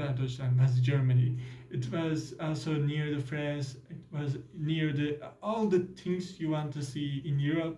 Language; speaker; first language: English; non-native, learner; Turkish